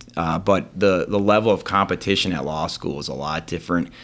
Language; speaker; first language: English; native; English